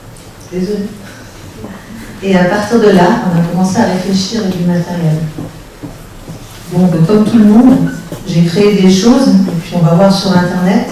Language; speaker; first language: French; native; French